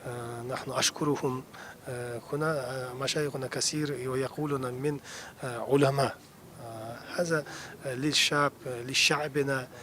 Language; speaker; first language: Arabic; non-native, learner; Kazakh